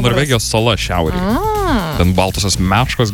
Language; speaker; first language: Lithuanian; native; Lithuanian